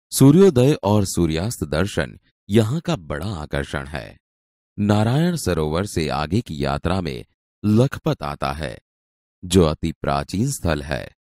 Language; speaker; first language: Hindi; non-native, local second language; Gujarati